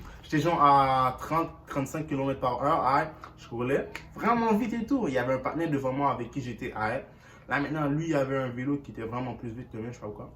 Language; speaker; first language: French; early bilingual, other home language; Haitian Creole